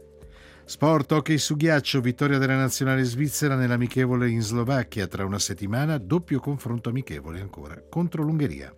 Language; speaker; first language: Italian; native; Italian